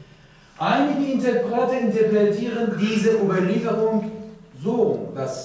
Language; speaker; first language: German; non-native, learner; Persian